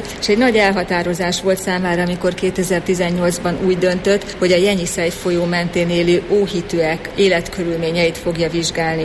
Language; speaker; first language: Hungarian; native; Hungarian